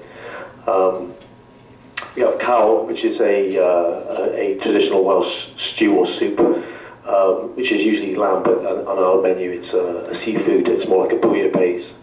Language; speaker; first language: English; native; English